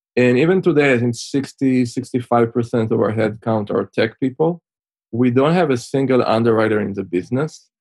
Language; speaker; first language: English; non-native, fluent; Hebrew